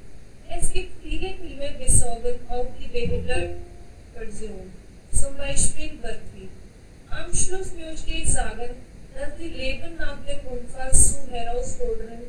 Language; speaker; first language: German; non-native, learner; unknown